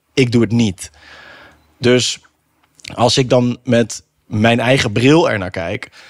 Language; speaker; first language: Dutch; native; Dutch